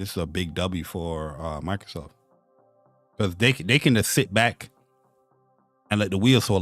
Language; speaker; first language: English; native; English